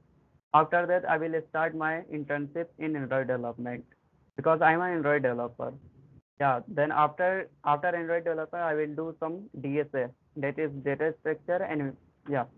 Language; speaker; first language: English; non-native, learner; Hindi